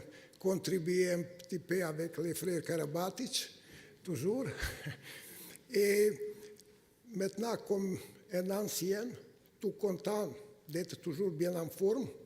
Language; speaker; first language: French; non-native, fluent; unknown